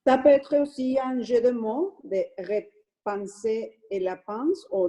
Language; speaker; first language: French; non-native, learner; Spanish